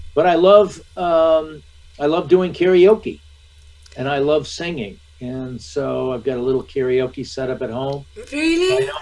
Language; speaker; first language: English; native; English